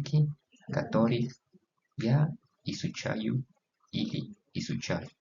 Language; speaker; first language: Russian; non-native, learner; Spanish